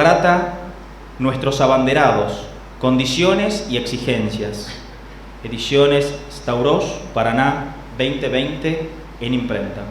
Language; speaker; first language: Spanish; native; Spanish